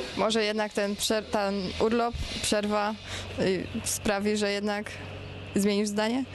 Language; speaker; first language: Polish; native; Polish